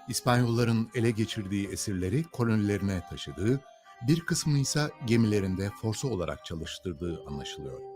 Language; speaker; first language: Turkish; native; Turkish